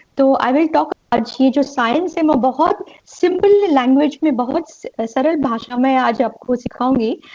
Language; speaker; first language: Hindi; non-native, local second language; Gujarati